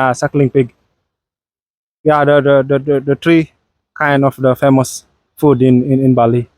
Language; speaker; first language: English; non-native, fluent; Balinese